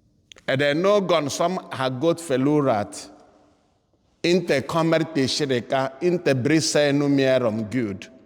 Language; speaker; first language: Swedish; non-native, fluent; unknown